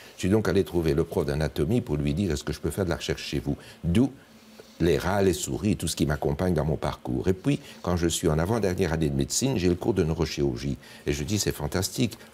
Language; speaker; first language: French; native; French